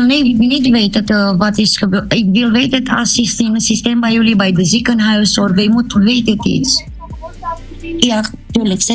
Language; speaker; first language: Dutch; non-native, learner; Romanian